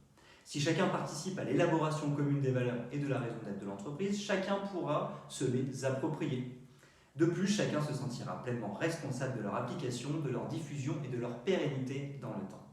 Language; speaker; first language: French; native; French